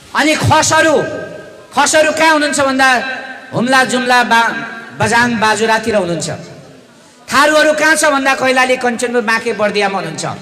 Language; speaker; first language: Nepali; non-native, local second language; Limbu